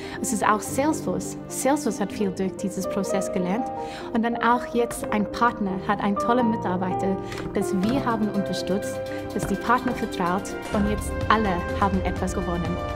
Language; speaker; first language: German; non-native, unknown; English